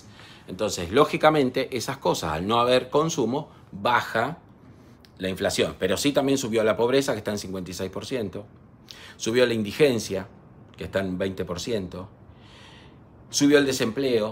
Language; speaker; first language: Spanish; native; Spanish